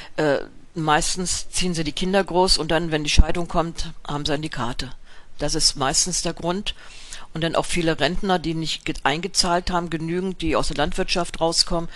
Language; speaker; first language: German; native; German